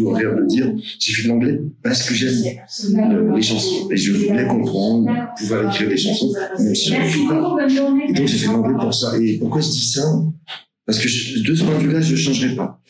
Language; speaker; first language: French; native; French